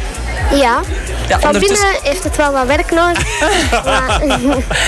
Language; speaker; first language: Dutch; early bilingual, other home language; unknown